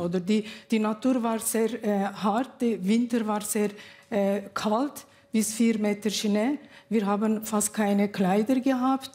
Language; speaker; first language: German; non-native, learner; Kurdish